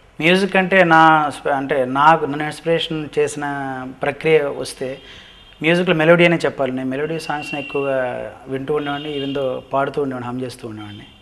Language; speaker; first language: Telugu; native; Telugu